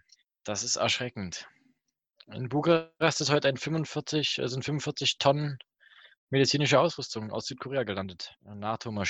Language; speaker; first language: German; native; German